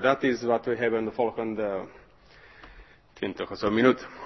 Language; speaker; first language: Dutch; non-native, fluent; English